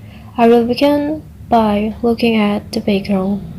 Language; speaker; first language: English; non-native, learner; Indonesian